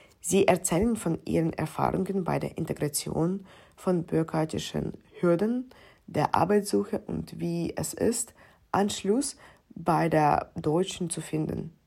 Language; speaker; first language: German; non-native, fluent; Ukrainian